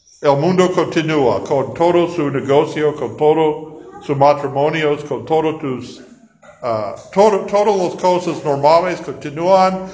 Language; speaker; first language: Spanish; non-native, fluent; English